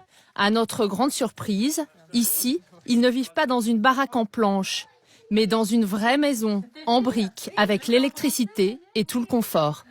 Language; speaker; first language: French; native; French